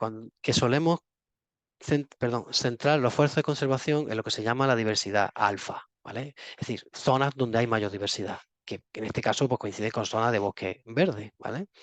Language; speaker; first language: Spanish; native; Spanish